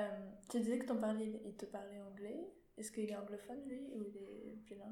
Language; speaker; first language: French; native; French